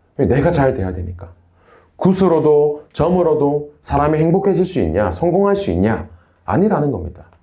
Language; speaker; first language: Korean; native; Korean